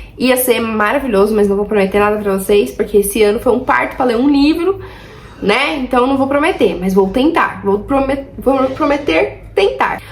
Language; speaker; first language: Portuguese; native; Portuguese